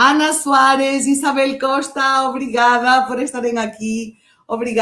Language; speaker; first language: Portuguese; non-native, fluent; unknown